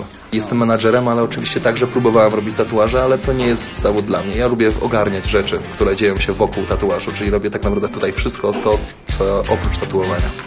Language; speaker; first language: Polish; native; Polish